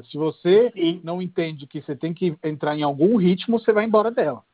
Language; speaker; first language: Portuguese; non-native, fluent; Italian